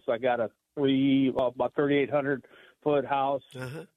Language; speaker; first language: English; native; English